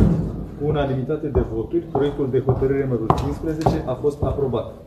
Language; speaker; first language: Romanian; native; Romanian